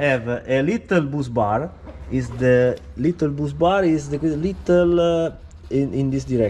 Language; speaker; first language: English; non-native, learner; Italian